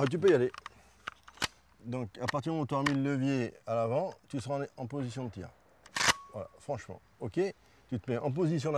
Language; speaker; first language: French; native; French